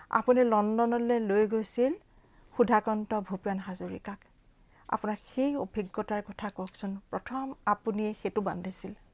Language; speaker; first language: Assamese; native; Assamese